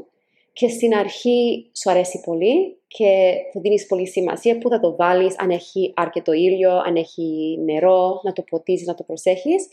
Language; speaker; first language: Greek; early bilingual, heritage; Greek